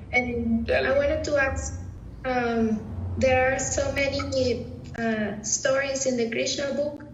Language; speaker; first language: English; non-native, fluent; Spanish